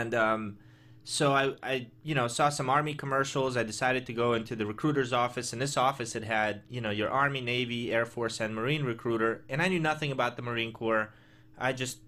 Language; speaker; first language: English; early bilingual, other home language; Russian